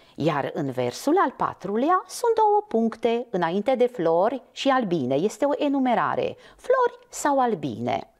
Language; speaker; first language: Romanian; non-native, local second language; Hungarian